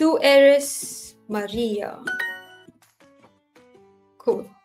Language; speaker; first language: Spanish; non-native, learner; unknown